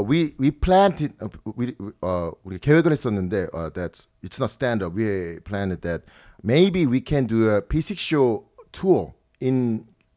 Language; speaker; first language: English; early bilingual, other home language; Korean